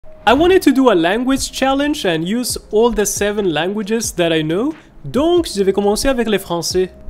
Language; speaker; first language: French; non-native, fluent; Spanish